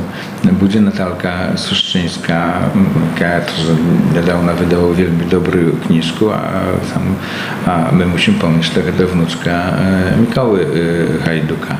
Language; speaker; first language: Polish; non-native, local second language; Belarusian